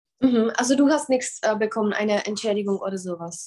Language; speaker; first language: German; non-native, fluent; Czech